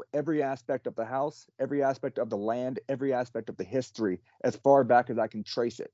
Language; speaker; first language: English; native; English